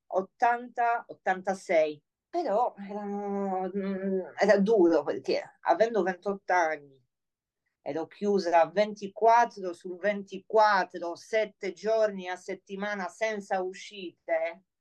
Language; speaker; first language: Italian; non-native, fluent; Polish